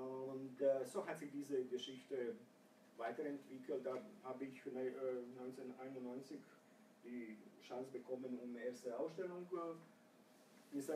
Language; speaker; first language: German; non-native, fluent; Croatian